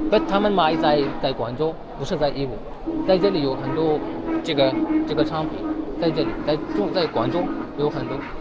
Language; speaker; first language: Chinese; non-native, learner; Amharic